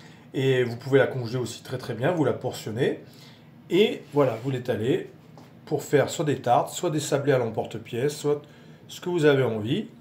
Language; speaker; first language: French; native; French